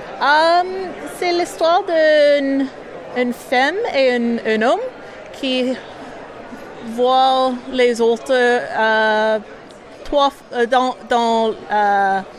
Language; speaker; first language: French; non-native, learner; English